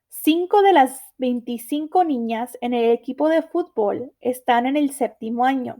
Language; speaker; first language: Spanish; early bilingual, heritage; Spanish